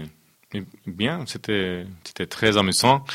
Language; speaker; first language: French; non-native, fluent; Finnish